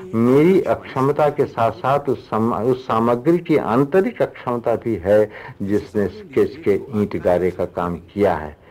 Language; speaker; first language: Hindi; native; Hindi